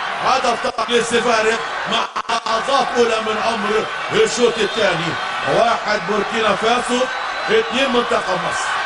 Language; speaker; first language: Arabic; native; Arabic